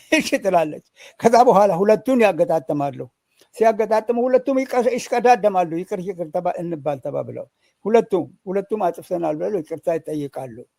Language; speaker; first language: Amharic; non-native, local second language; Oromo